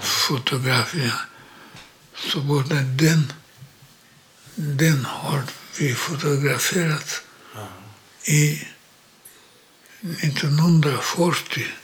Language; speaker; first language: Swedish; non-native, learner; Polish